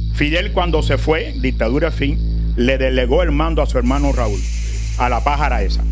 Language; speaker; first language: Spanish; native; Spanish